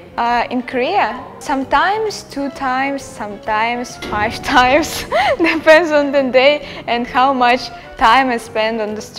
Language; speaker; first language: English; non-native, fluent; Russian